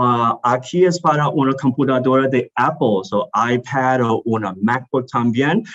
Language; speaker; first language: Spanish; non-native, learner; English